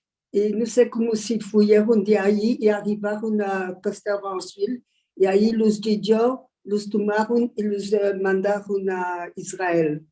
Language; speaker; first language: Spanish; early bilingual, heritage; Ladino